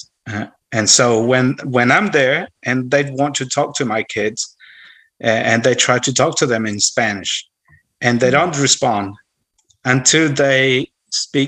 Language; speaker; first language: English; non-native, fluent; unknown